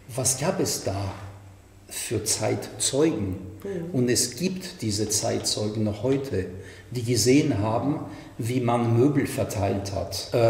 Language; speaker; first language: German; non-native, fluent; French